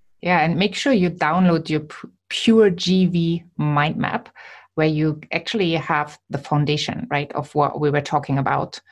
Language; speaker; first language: English; non-native, fluent; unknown